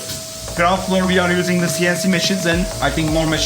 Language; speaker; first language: English; non-native, fluent; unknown